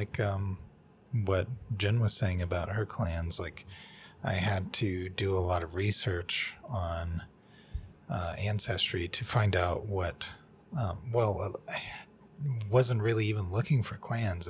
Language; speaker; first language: English; native; English